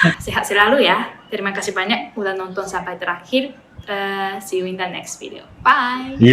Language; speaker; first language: Indonesian; non-native, fluent; Japanese